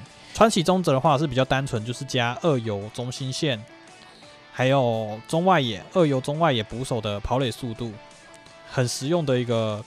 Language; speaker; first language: Chinese; native; Chinese